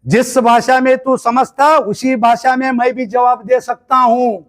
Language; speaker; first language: Hindi; non-native, local second language; Kannada